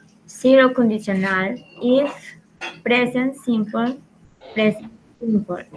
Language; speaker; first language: English; non-native, learner; Spanish